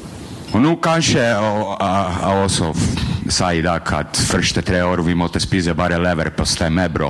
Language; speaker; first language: Norwegian; non-native, learner; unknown